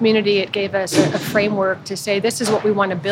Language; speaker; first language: English; native; English